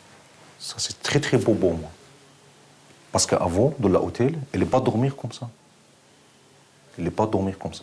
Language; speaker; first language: French; non-native, learner; Arabic